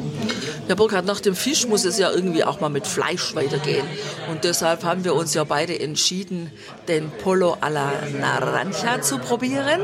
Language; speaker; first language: German; native; German